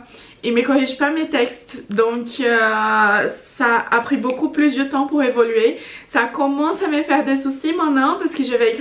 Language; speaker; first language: French; non-native, fluent; Portuguese